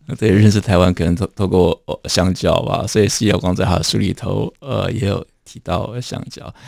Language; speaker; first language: Chinese; native; Chinese